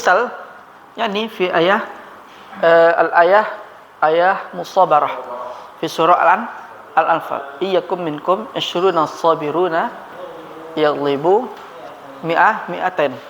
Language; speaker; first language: Arabic; non-native, fluent; Indonesian